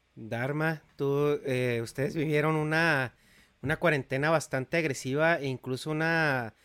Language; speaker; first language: Spanish; native; Spanish